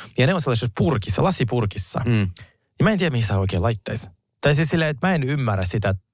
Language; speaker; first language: Finnish; early bilingual, other home language; Russian